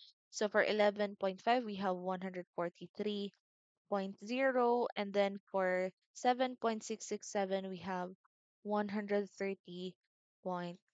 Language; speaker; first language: English; non-native, local second language; Cebuano